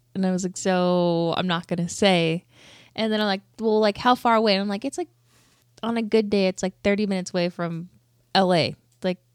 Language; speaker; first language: English; native; English